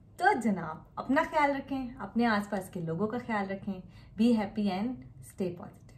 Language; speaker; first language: Urdu; native; Urdu